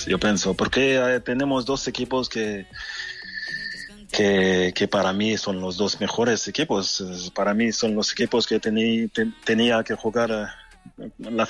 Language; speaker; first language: Spanish; non-native, fluent; French